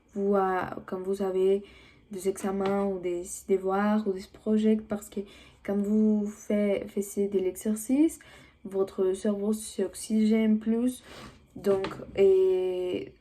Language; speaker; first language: French; non-native, learner; Spanish